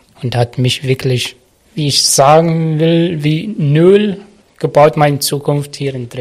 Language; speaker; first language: German; non-native, learner; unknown